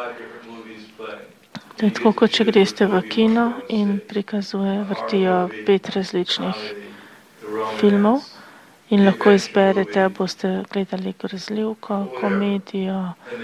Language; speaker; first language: Slovenian; native; Slovenian